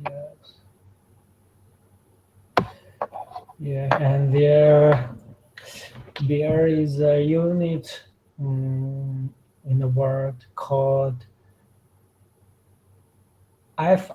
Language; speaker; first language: English; non-native, learner; Chinese